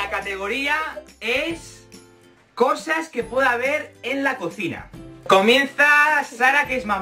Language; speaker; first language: Spanish; native; Spanish